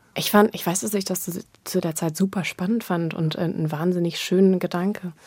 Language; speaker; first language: German; native; German